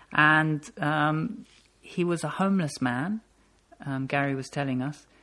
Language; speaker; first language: English; native; English